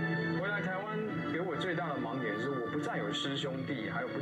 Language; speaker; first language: Chinese; native; Chinese